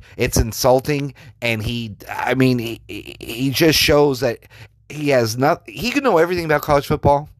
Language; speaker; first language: English; native; English